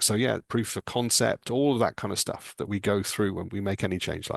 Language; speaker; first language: English; native; English